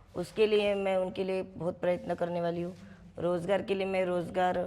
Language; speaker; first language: Hindi; non-native, local second language; Marathi